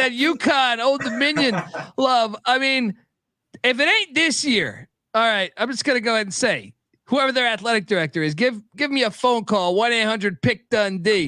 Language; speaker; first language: English; native; English